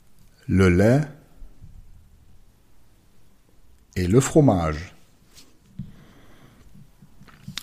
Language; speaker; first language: French; non-native, fluent; German